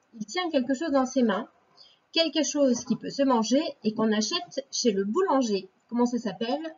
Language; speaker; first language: French; native; French